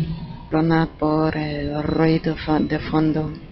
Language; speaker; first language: Spanish; non-native, fluent; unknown